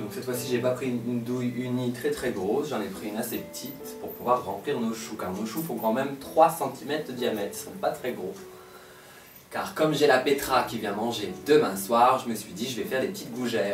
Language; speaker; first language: French; native; French